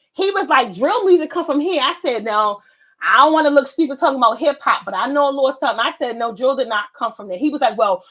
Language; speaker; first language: English; native; English